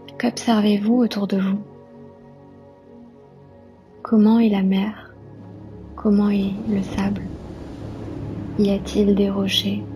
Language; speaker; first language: French; native; French